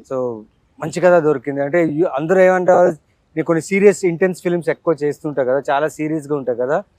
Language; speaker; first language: Telugu; native; Telugu